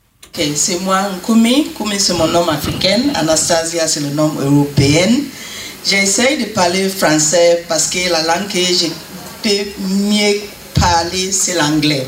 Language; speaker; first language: French; non-native, learner; English